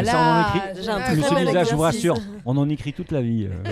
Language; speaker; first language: French; native; French